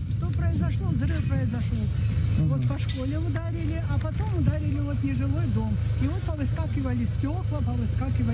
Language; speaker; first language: Russian; native; Russian